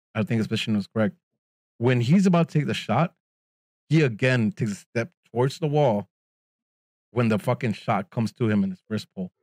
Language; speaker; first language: English; early bilingual, other home language; Spanish